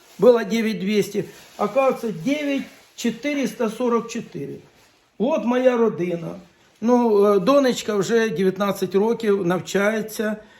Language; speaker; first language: Ukrainian; non-native, local second language; Russian